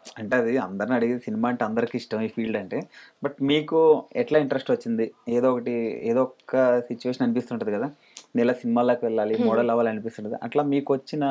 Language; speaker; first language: Telugu; native; Telugu